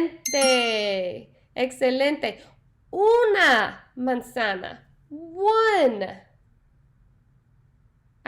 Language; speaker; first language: Spanish; non-native, learner; English